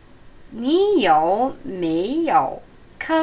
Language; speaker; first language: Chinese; non-native, fluent; Russian